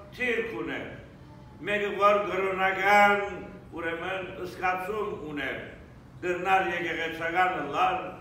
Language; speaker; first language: Armenian; early bilingual, heritage; Armenian